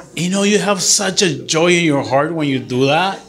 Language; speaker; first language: English; early bilingual, other home language; Spanish